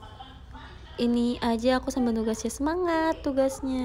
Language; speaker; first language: Indonesian; native; Indonesian